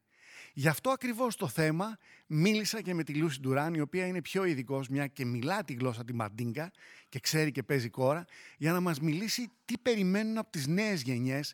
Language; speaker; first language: Greek; native; Greek